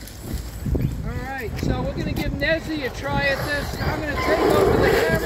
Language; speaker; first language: English; native; English